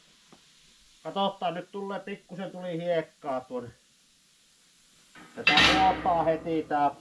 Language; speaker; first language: Finnish; native; Finnish